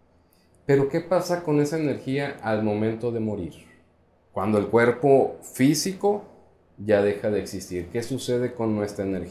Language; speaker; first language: Spanish; native; Spanish